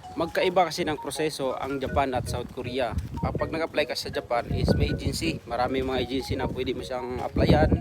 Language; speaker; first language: Filipino; native; Filipino